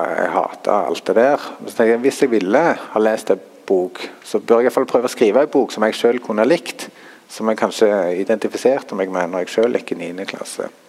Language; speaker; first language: Norwegian; early bilingual, other home language; German